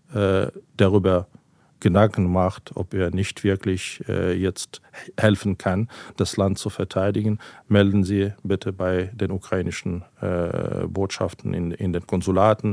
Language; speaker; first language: German; non-native, fluent; Ukrainian